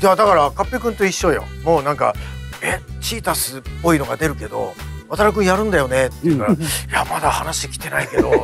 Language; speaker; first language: Japanese; native; Japanese